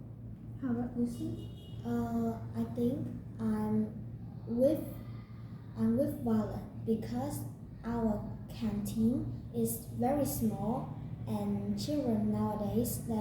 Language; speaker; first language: English; non-native, learner; Vietnamese